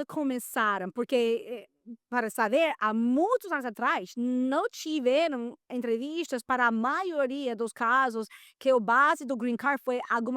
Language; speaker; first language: Portuguese; non-native, fluent; Spanish